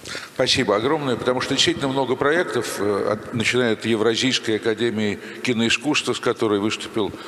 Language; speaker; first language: Russian; native; Russian